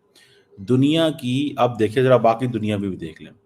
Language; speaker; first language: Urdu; non-native, local second language; Punjabi